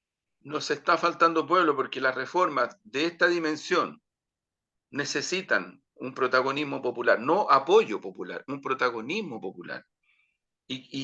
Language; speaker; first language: Spanish; native; Spanish